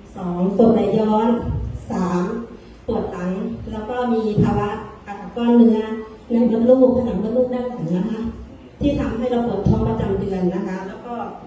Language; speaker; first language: Thai; native; Thai